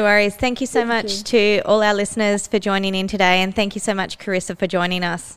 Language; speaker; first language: English; native; English